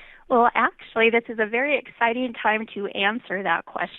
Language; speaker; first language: English; native; English